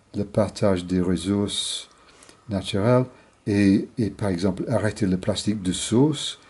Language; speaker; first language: French; non-native, fluent; English